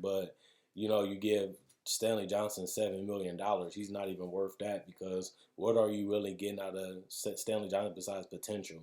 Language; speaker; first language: English; native; English